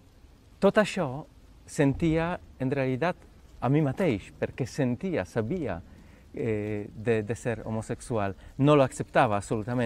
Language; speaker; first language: Catalan; non-native, fluent; Polish